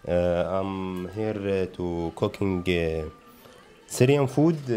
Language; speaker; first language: English; non-native, learner; Arabic